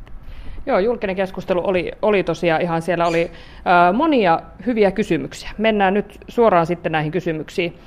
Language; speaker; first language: Finnish; native; Finnish